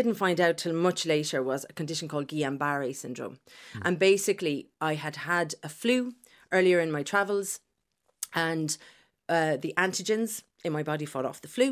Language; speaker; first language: English; native; English